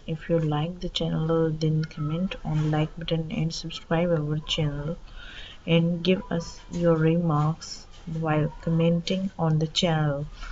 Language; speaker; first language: English; non-native, local second language; Urdu